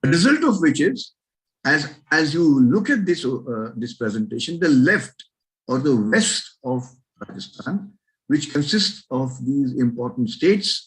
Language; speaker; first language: English; non-native, local second language; Marathi